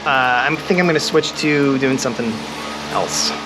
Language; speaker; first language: English; native; English